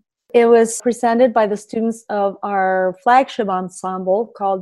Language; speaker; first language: English; early bilingual, other home language; Spanish